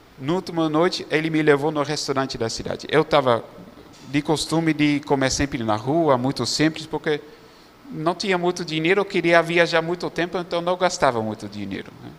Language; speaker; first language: Portuguese; non-native, fluent; Dutch